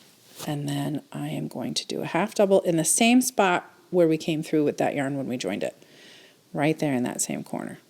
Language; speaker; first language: English; native; English